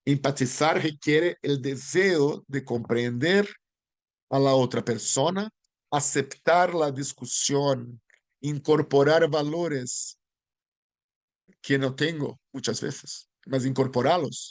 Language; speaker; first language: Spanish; non-native, learner; Portuguese